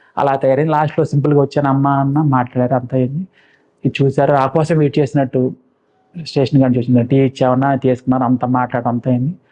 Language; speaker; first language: Telugu; non-native, local second language; Malayalam